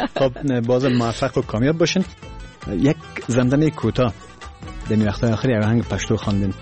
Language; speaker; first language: Persian; native; Persian